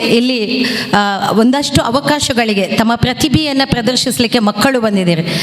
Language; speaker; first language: Kannada; non-native, local second language; Tulu